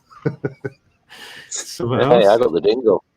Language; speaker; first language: English; native; English